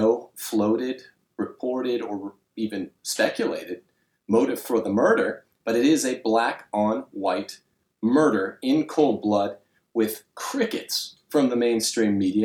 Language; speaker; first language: English; native; English